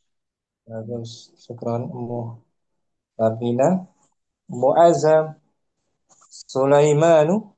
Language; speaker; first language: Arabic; non-native, fluent; Indonesian